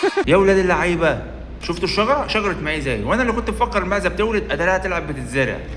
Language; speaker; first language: Arabic; native; Arabic